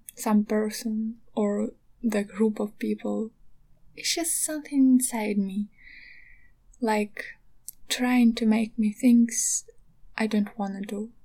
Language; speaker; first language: English; non-native, learner; Ukrainian